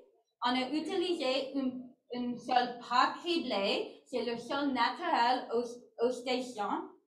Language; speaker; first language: French; non-native, learner; English